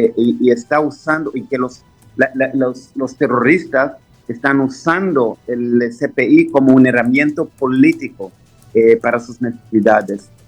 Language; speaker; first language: Spanish; non-native, fluent; Hebrew